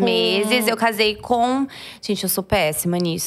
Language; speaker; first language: Portuguese; native; Portuguese